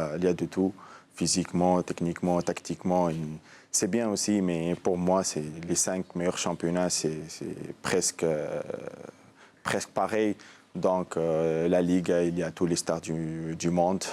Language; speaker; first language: French; non-native, local second language; Arabic